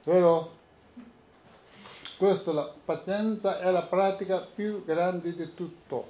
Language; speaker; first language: Italian; non-native, learner; Tibetan